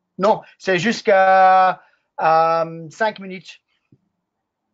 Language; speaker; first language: French; non-native, learner; English